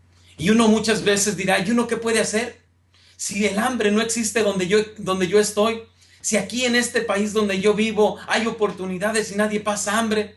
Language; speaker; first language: Spanish; native; Spanish